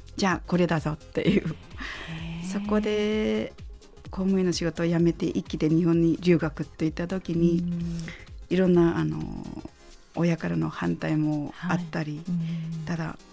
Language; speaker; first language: Japanese; non-native, fluent; Chinese